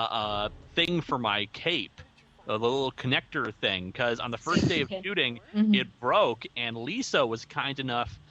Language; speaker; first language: English; native; English